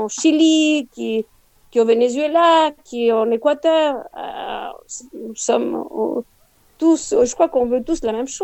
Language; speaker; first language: French; non-native, fluent; Spanish